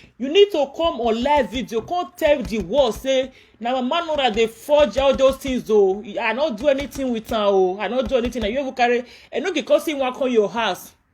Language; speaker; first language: Nigerian Pidgin; non-native, local second language; Yoruba